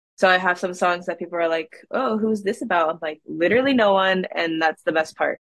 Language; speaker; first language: English; native; English